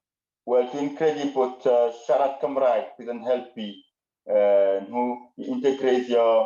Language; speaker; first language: Welsh; non-native, learner; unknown